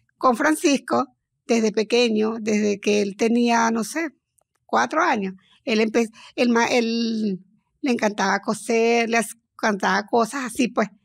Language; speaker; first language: Spanish; native; Spanish